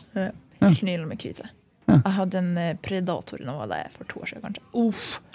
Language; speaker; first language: Norwegian; early bilingual, other home language; Lithuanian